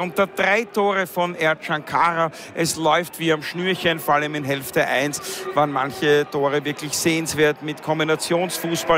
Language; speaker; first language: German; native; German